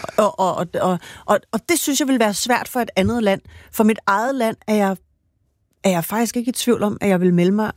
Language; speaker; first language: Danish; native; Danish